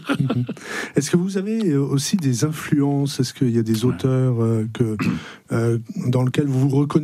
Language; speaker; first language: French; native; French